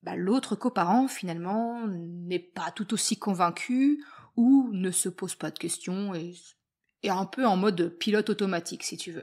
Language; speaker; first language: French; native; French